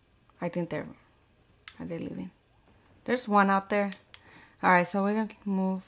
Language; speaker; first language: English; native; English